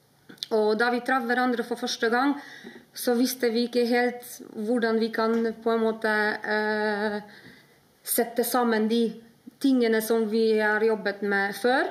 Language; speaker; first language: Norwegian; non-native, fluent; Polish